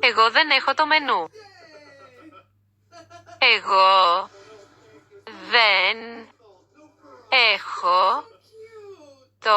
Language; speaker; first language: Greek; non-native, learner; Ukrainian